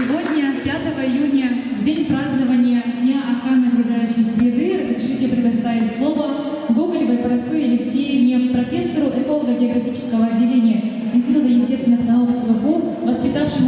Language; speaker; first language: Russian; native; Russian